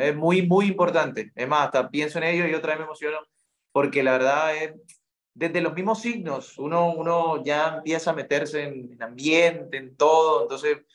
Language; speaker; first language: Spanish; native; Spanish